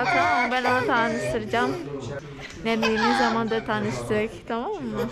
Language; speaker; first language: Turkish; non-native, learner; Indonesian